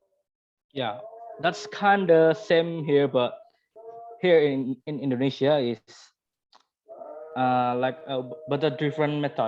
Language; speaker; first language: English; non-native, learner; Indonesian